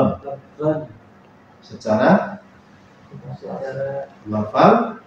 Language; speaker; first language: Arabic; non-native, fluent; Indonesian